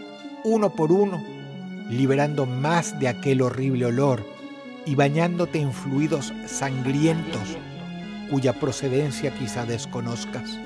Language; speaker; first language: Spanish; native; Spanish